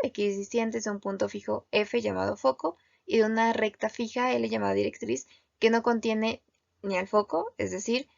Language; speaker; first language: Spanish; native; Spanish